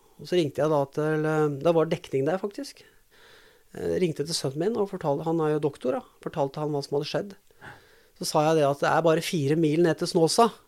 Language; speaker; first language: Norwegian; native; Norwegian